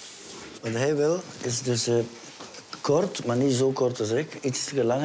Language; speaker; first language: Dutch; native; Dutch